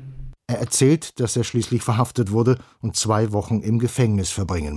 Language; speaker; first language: German; native; German